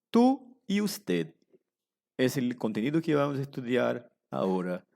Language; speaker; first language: Spanish; non-native, fluent; Portuguese